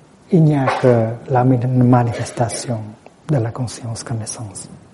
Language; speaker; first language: French; non-native, fluent; Vietnamese